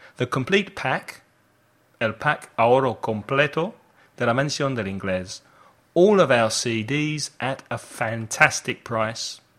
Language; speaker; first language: Spanish; non-native, fluent; English